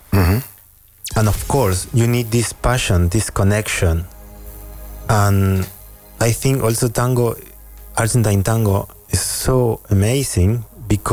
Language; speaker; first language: English; non-native, fluent; Spanish